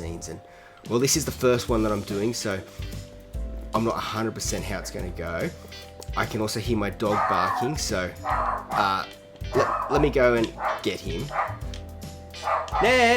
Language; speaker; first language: English; native; English